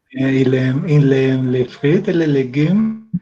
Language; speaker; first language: French; non-native, learner; Spanish